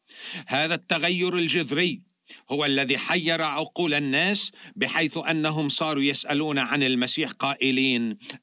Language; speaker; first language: Arabic; native; Arabic